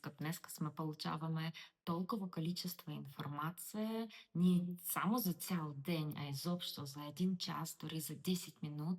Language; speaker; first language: Bulgarian; non-native, learner; Russian